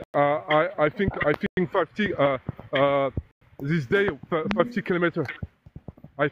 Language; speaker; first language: English; non-native, learner; French